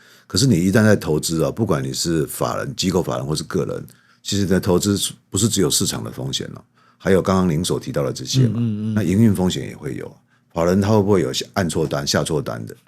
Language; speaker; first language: Chinese; native; Chinese